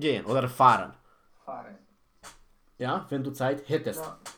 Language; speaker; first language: German; non-native, fluent; Romanian